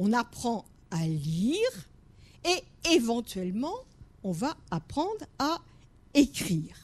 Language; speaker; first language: French; native; French